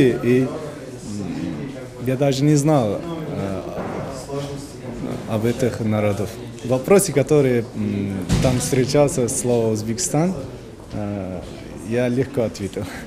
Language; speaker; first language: Russian; non-native, fluent; Uzbek